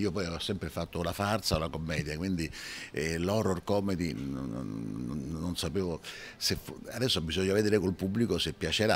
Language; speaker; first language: Italian; native; Italian